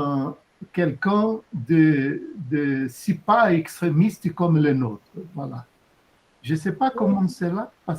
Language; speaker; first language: French; non-native, fluent; Portuguese